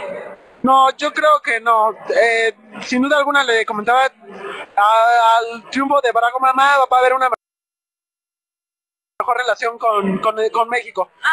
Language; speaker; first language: Spanish; native; Spanish